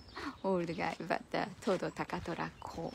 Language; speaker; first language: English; non-native, learner; Japanese